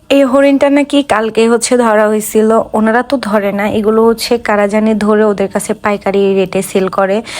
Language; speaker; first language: Bangla; non-native, local second language; Chakma